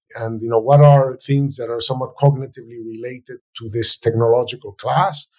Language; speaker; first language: English; non-native, fluent; Spanish